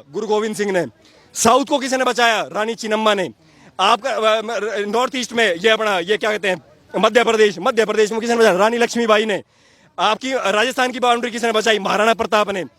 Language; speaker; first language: Hindi; native; Hindi